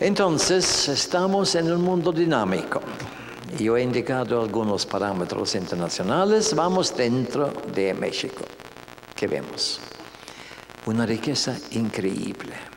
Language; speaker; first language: Spanish; non-native, fluent; Norwegian